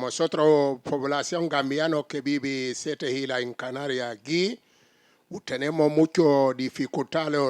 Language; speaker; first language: Spanish; non-native, learner; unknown